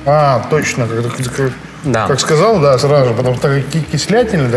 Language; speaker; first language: Russian; non-native, fluent; Finnish